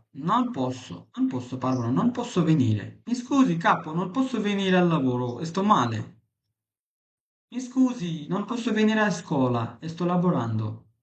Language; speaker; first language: Italian; non-native, fluent; Bangla